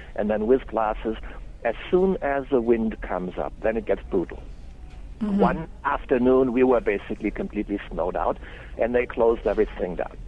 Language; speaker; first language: English; non-native, fluent; German